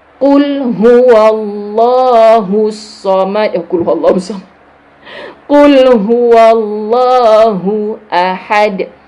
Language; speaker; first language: Malay; native; Malay